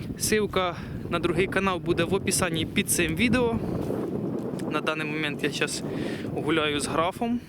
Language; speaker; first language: Ukrainian; native; Ukrainian